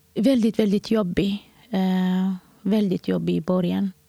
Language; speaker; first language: Swedish; non-native, fluent; Somali